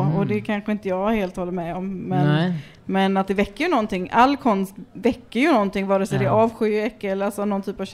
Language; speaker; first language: Swedish; native; Swedish